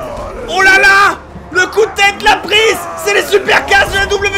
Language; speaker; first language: French; native; French